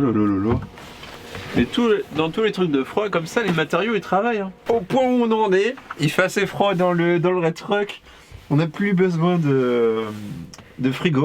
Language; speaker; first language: French; native; French